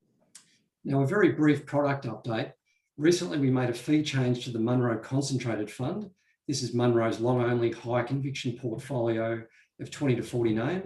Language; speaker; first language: English; native; English